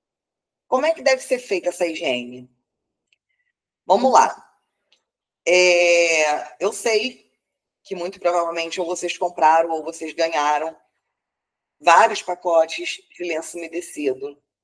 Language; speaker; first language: Portuguese; native; Portuguese